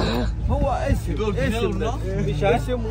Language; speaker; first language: Arabic; native; Arabic